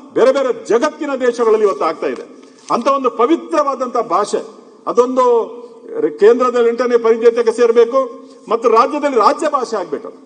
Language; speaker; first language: Kannada; non-native, local second language; Tulu